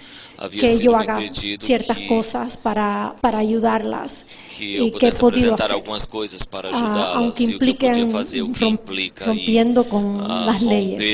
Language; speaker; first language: Spanish; non-native, fluent; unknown